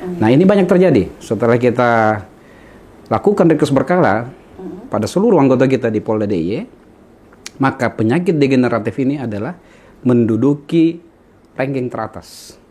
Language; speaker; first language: Indonesian; native; Indonesian